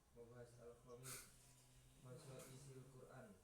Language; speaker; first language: Arabic; non-native, learner; Indonesian